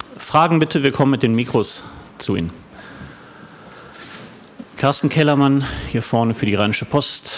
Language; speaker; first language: German; native; German